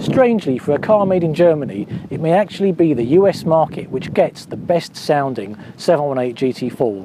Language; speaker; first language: English; native; English